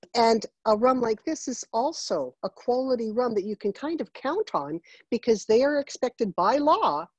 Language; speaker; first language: English; native; English